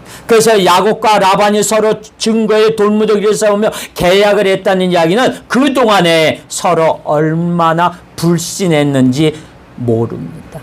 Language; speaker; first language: Korean; native; Korean